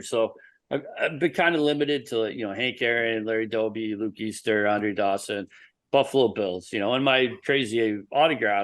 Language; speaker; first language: English; native; English